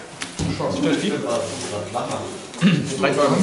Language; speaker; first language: German; native; German